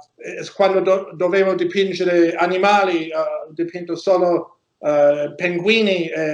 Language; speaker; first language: Italian; non-native, learner; English